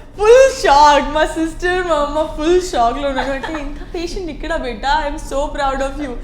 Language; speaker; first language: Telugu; non-native, learner; Gujarati